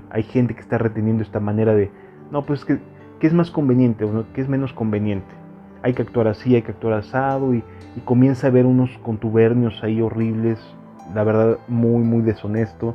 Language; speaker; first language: Spanish; native; Spanish